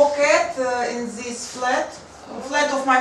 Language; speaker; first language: English; non-native, learner; Russian